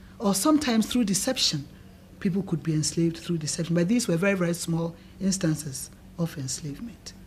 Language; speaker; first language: English; non-native, local second language; Akan